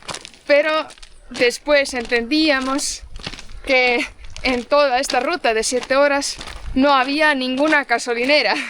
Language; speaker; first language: Spanish; non-native, fluent; Portuguese